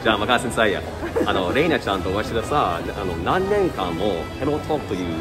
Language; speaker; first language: Japanese; non-native, fluent; English